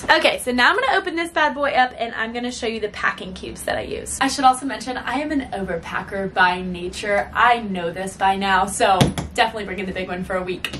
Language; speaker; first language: English; native; English